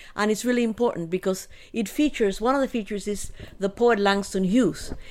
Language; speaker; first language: English; early bilingual, other home language; Spanish